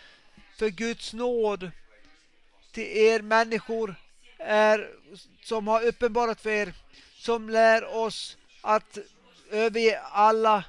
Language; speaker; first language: Swedish; non-native, local second language; Finnish